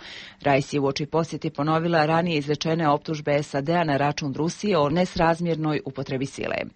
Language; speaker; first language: Croatian; native; Croatian